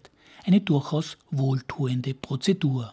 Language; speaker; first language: German; native; German